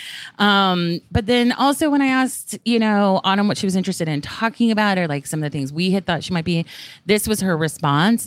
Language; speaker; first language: English; native; English